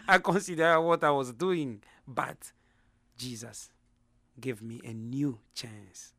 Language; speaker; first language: English; non-native, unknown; Lingala